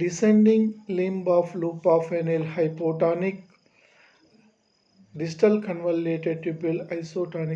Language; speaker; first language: English; non-native, local second language; Telugu